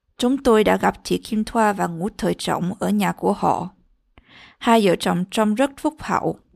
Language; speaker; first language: Vietnamese; early bilingual, heritage; Vietnamese